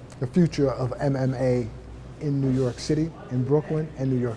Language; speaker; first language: English; native; English